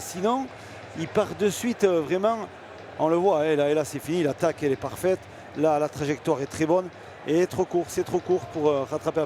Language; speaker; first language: French; native; French